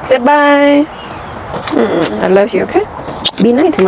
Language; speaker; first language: English; non-native, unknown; Thai